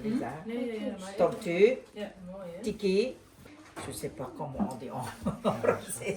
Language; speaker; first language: French; non-native, local second language; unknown